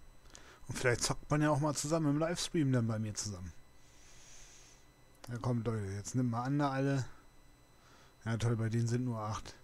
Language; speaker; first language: German; native; German